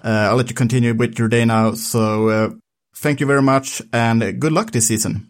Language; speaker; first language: English; non-native, fluent; Swedish